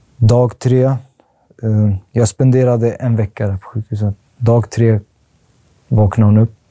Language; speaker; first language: Swedish; early bilingual, other home language; Arabic